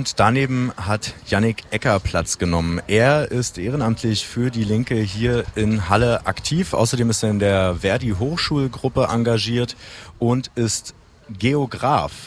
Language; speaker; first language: German; native; German